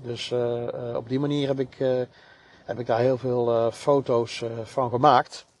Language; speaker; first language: Dutch; native; Dutch